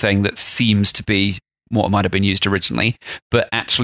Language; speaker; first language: English; native; English